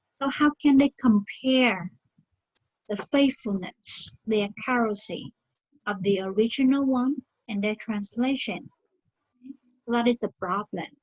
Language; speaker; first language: English; non-native, fluent; Vietnamese